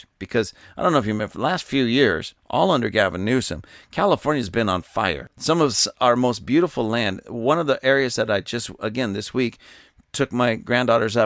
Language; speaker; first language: English; native; English